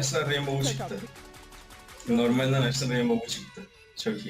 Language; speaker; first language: Turkish; native; Turkish